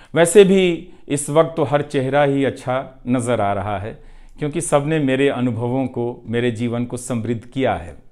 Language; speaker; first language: Hindi; non-native, local second language; Bhojpuri